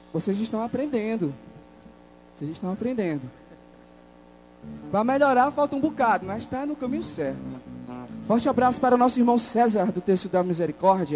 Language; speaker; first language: Portuguese; native; Portuguese